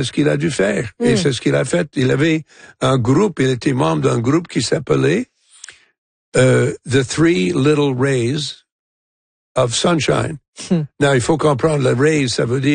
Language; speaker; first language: French; non-native, local second language; English